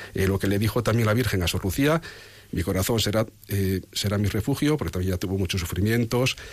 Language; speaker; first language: Spanish; native; Spanish